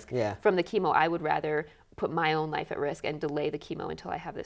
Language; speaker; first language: English; native; English